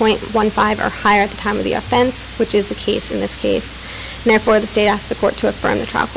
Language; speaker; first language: English; native; English